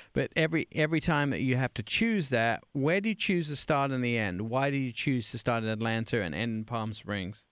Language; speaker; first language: English; native; English